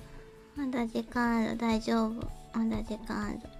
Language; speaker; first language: Japanese; native; Japanese